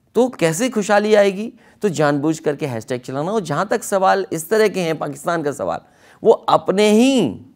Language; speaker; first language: Hindi; native; Hindi